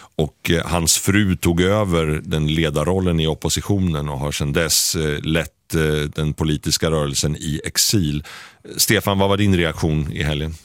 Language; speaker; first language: Swedish; native; Swedish